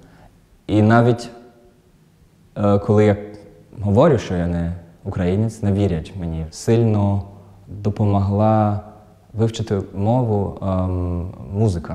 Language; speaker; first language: Ukrainian; non-native, fluent; German